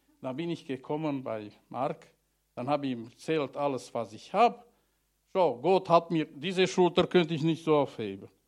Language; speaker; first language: German; non-native, learner; Romanian